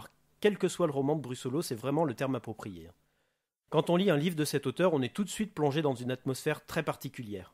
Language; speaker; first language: French; native; French